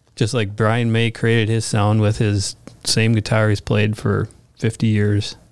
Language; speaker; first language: English; native; English